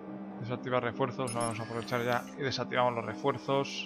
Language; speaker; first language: Spanish; native; Spanish